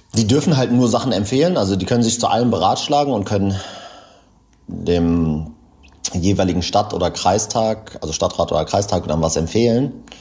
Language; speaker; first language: German; native; German